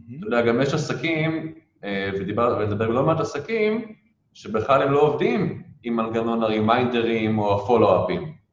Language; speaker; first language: Hebrew; native; Hebrew